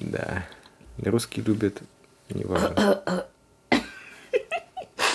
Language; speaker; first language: Russian; native; Russian